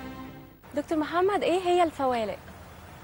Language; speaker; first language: Arabic; native; Arabic